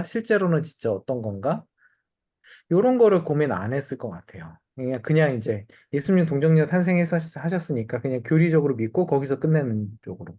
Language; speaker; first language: Korean; native; Korean